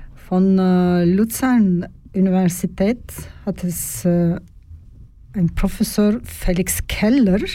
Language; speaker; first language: German; non-native, learner; Turkish